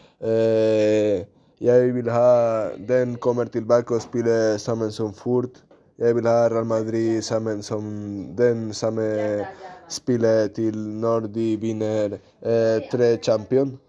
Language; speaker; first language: Norwegian; non-native, learner; Spanish